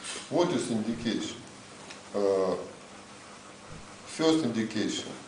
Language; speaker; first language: English; non-native, learner; Russian